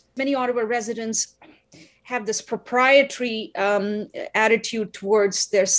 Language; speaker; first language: English; non-native, local second language; Tamil